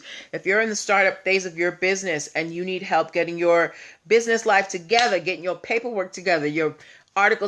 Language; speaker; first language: English; native; English